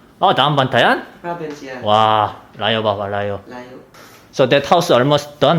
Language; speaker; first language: English; non-native, learner; Korean